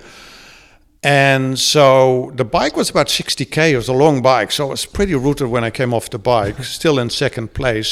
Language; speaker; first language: English; non-native, fluent; Dutch